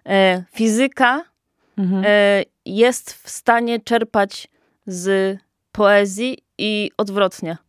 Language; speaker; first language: Polish; native; Polish